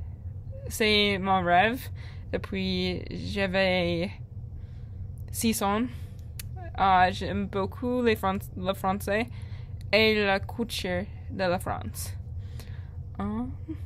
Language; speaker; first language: French; non-native, learner; English